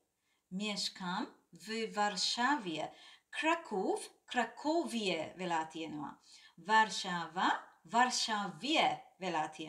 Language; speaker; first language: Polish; non-native, fluent; Sinhala